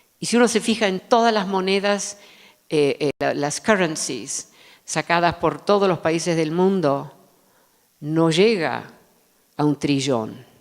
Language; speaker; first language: Spanish; early bilingual, other home language; Dutch